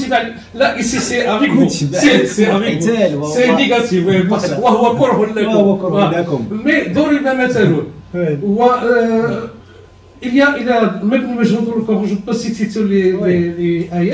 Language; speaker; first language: French; non-native, learner; Arabic